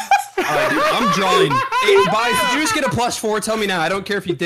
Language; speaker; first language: English; native; English